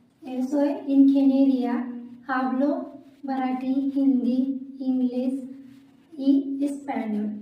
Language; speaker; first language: Spanish; non-native, learner; Marathi